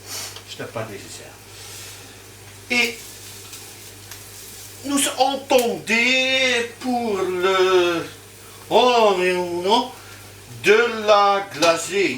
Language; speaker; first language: French; non-native, learner; Dutch